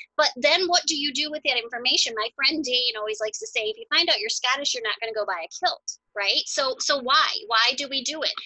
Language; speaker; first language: English; native; English